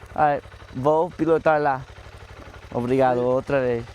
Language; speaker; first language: Portuguese; non-native, learner; English